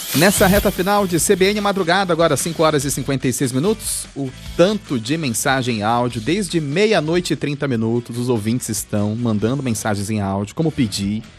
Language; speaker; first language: Portuguese; native; Portuguese